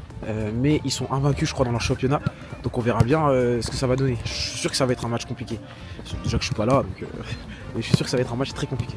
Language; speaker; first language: French; native; French